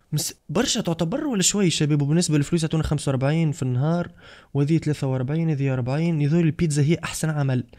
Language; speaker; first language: Arabic; native; Arabic